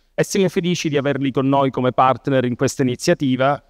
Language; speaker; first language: Italian; native; Italian